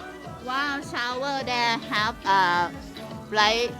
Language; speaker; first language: English; non-native, learner; Thai